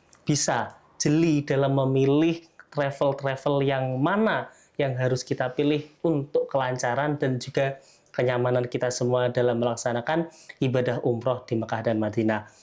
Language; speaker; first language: Indonesian; native; Indonesian